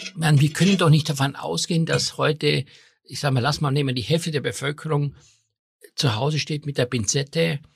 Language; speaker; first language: German; native; German